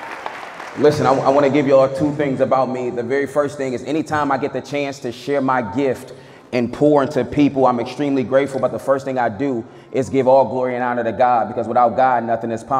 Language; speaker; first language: English; native; English